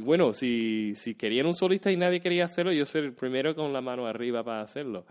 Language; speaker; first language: Spanish; non-native, fluent; English